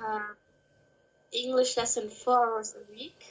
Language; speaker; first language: English; non-native, learner; Kurdish